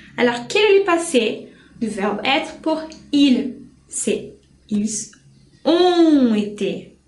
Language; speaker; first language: French; non-native, fluent; Portuguese